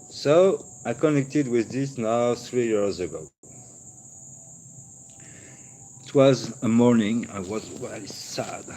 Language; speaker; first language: English; non-native, learner; French